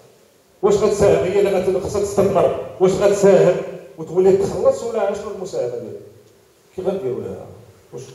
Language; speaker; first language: Arabic; native; Arabic